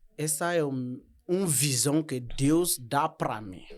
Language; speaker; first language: Portuguese; non-native, learner; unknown